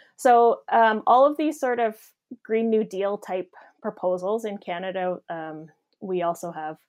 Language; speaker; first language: English; native; English